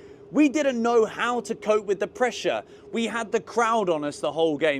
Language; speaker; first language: English; native; English